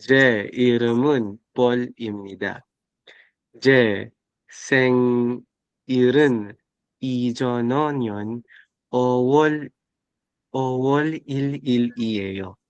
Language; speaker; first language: Korean; non-native, learner; Filipino